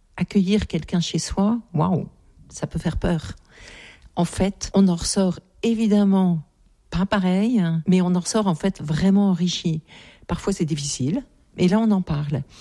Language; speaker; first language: French; native; French